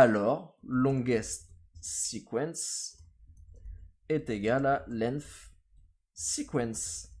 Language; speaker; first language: French; native; French